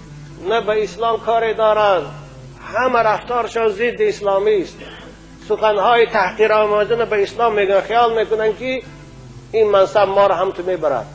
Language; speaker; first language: Persian; native; Persian